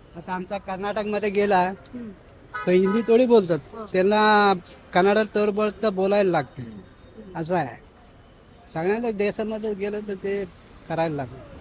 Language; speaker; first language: Marathi; non-native, local second language; Hindi